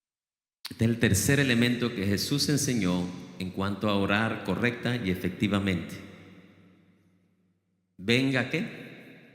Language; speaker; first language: Spanish; native; Spanish